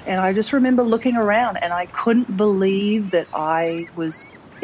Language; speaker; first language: English; native; English